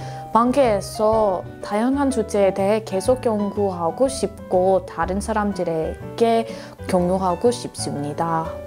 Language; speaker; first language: Korean; non-native, fluent; English